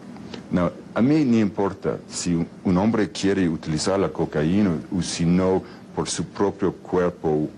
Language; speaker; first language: Spanish; non-native, fluent; English